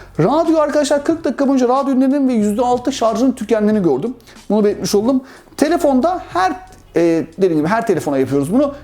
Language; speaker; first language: Turkish; native; Turkish